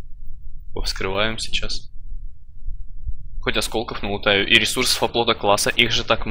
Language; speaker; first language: Russian; native; Russian